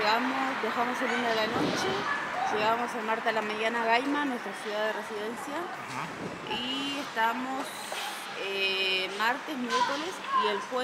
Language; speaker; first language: Spanish; native; Spanish